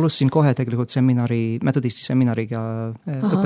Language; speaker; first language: Estonian; non-native, fluent; English